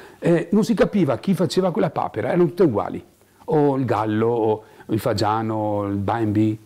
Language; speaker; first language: Italian; native; Italian